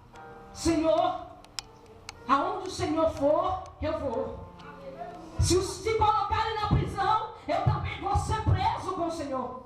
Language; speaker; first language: Portuguese; native; Portuguese